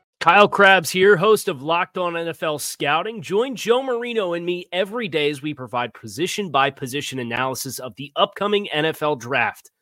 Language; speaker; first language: English; native; English